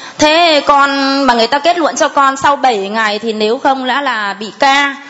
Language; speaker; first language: Vietnamese; native; Vietnamese